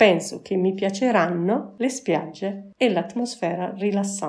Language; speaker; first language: Italian; non-native, fluent; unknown